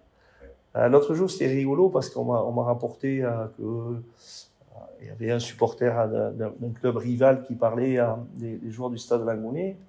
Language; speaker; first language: French; native; French